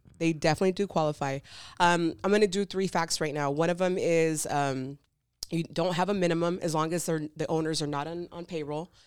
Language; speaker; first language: English; early bilingual, other home language; Spanish